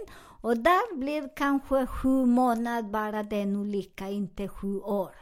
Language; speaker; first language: Swedish; non-native, learner; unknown